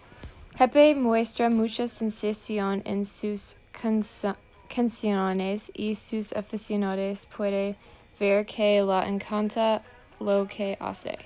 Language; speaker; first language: Spanish; non-native, learner; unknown